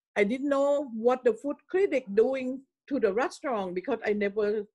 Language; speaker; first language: English; non-native, learner; Thai